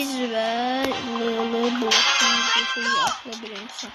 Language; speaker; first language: Turkish; non-native, learner; Azerbaijani